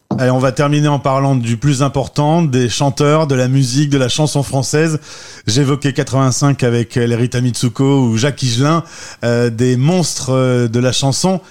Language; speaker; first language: French; native; French